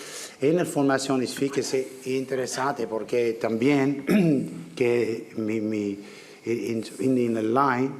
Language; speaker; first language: Spanish; non-native, learner; English